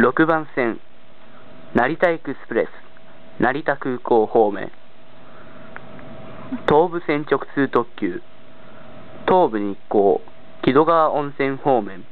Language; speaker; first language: Japanese; native; Japanese